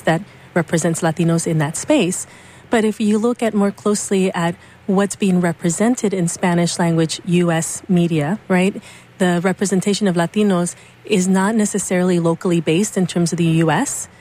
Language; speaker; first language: English; early bilingual, other home language; Spanish